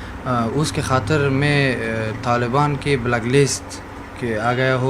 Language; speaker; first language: Hindi; non-native, learner; Persian